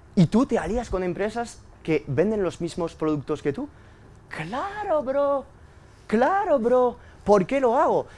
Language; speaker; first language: Spanish; early bilingual, heritage; French